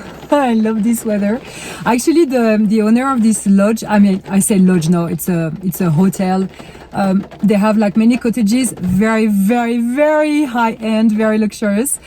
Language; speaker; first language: English; non-native, fluent; French